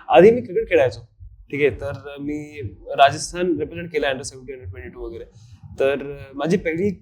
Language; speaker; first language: Marathi; non-native, fluent; Hindi